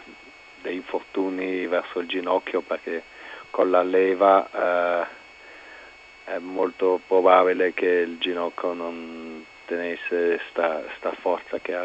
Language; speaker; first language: Italian; non-native, local second language; German